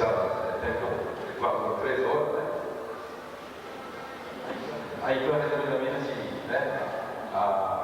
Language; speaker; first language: Portuguese; non-native, learner; Japanese